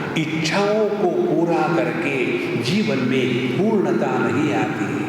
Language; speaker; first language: Hindi; non-native, local second language; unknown